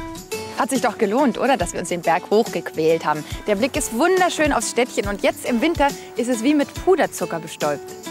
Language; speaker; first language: German; native; German